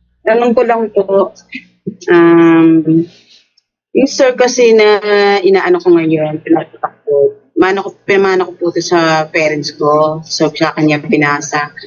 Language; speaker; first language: Filipino; native; Filipino